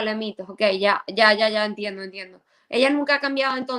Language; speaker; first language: Spanish; native; Spanish